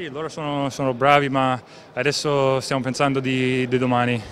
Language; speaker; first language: Italian; non-native, fluent; English